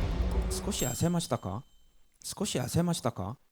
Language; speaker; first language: Japanese; non-native, learner; Korean